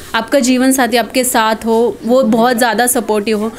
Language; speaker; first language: Hindi; non-native, local second language; Marathi